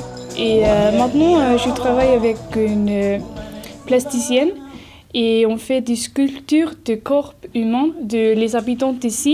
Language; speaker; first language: French; non-native, learner; Icelandic